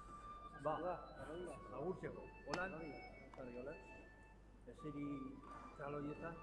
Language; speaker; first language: Basque; non-native, local second language; Spanish